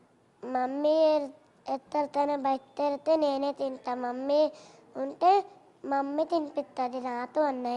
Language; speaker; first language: Telugu; native; Telugu